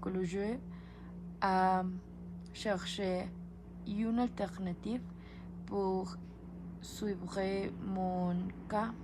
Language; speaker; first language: French; non-native, learner; Spanish